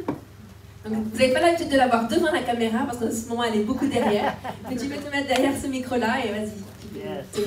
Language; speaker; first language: French; native; French